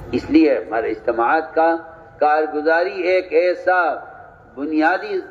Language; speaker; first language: Urdu; native; Urdu